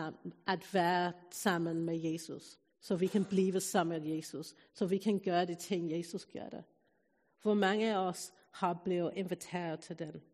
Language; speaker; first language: Danish; non-native, fluent; English